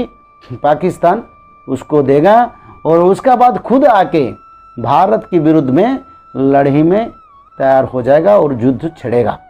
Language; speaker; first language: Hindi; non-native, local second language; Odia